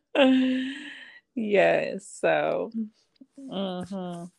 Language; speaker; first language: English; native; English